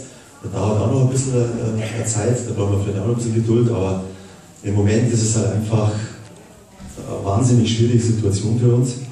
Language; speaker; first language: German; native; German